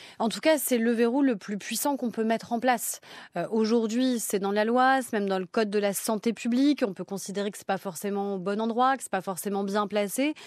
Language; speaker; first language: French; native; French